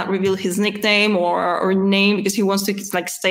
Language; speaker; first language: English; non-native, fluent; Polish